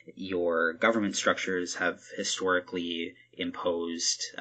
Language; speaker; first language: English; native; English